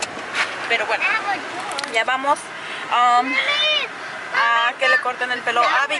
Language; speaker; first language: Spanish; early bilingual, heritage; Spanish